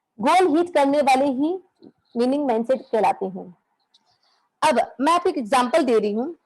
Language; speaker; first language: Hindi; native; Hindi